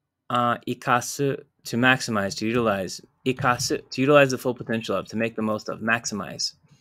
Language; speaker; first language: English; native; English